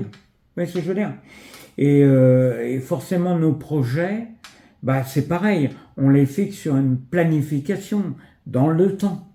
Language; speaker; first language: French; native; French